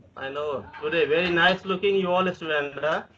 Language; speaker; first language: English; non-native, learner; Hindi